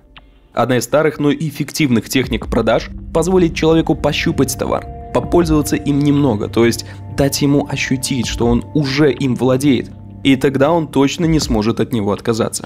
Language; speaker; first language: Russian; native; Russian